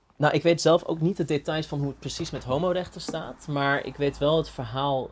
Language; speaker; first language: Dutch; early bilingual, heritage; Dutch